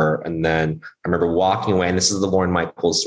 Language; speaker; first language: English; native; English